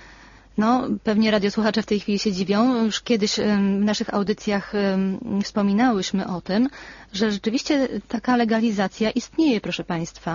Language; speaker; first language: Polish; native; Polish